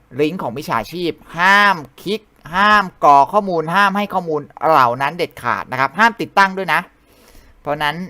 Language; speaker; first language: Thai; native; Thai